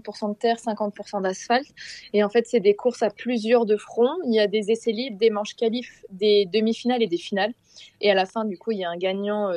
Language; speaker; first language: French; native; French